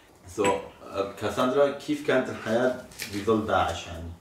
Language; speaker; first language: Arabic; native; Arabic